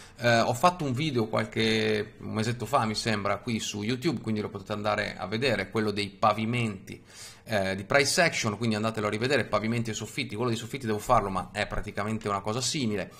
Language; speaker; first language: Italian; native; Italian